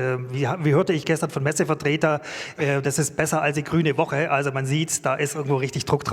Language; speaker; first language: German; native; German